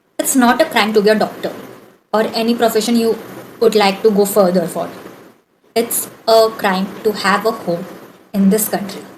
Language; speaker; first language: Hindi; non-native, local second language; Bangla